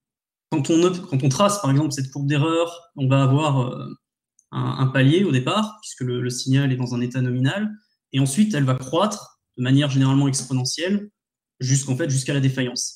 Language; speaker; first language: French; native; French